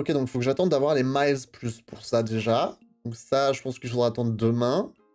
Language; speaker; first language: French; native; French